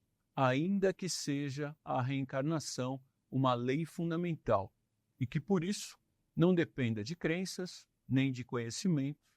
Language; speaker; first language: Portuguese; native; Portuguese